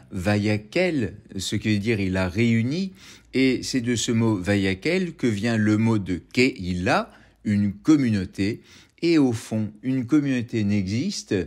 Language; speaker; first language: French; native; French